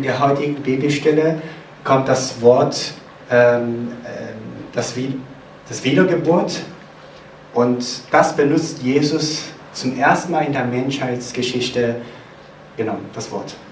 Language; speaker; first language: German; non-native, fluent; Korean